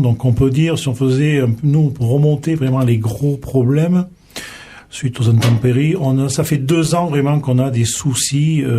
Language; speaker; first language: French; native; French